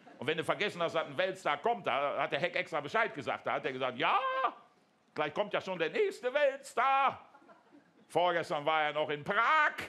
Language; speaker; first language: German; native; German